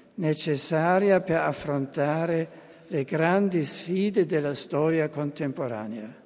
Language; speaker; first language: Italian; non-native, fluent; German